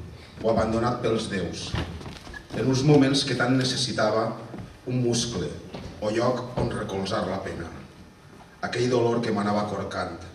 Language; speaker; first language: Catalan; native; Catalan